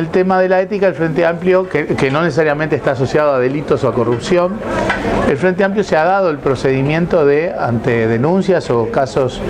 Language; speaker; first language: Spanish; native; Spanish